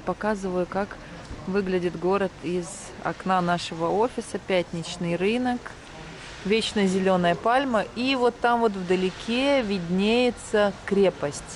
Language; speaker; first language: Russian; native; Russian